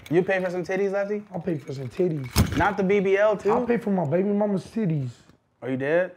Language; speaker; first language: English; native; English